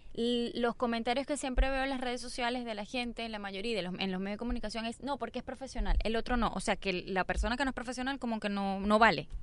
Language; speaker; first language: Spanish; native; Spanish